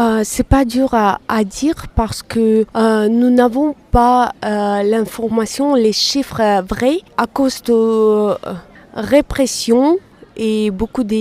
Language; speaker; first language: French; non-native, fluent; Russian